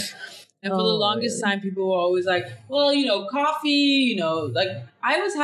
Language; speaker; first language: English; non-native, fluent; Danish